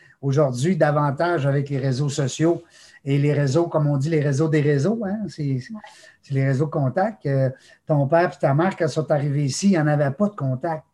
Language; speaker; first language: French; native; French